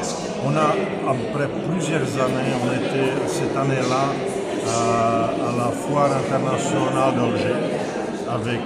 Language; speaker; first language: French; non-native, fluent; Czech